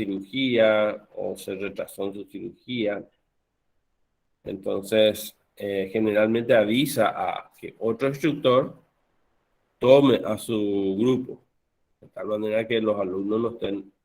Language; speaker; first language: Spanish; native; Spanish